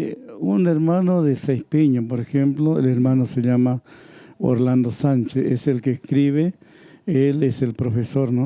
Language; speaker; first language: Spanish; non-native, local second language; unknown